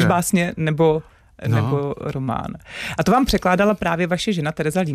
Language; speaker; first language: Czech; native; Czech